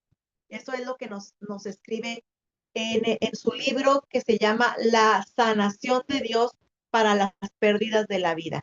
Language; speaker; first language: Spanish; native; Spanish